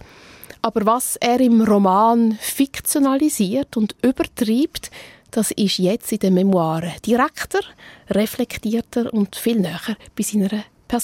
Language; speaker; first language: German; native; German